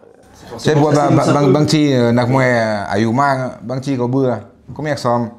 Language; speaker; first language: Thai; non-native, fluent; French